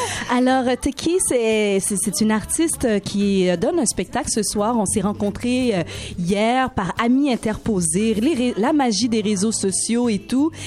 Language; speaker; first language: French; native; French